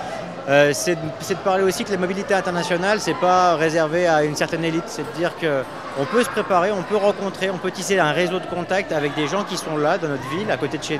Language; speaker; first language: French; native; French